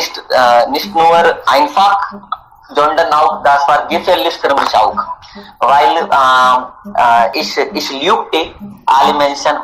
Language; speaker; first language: German; non-native, learner; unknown